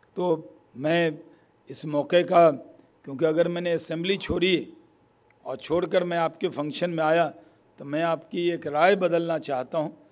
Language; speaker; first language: Hindi; native; Hindi